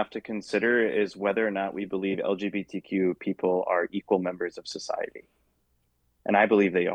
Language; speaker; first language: English; native; English